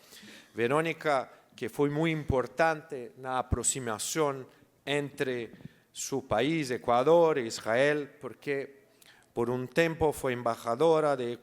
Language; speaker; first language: Spanish; non-native, learner; Portuguese